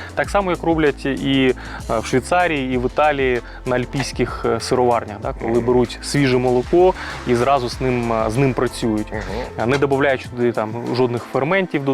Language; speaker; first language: Ukrainian; native; Ukrainian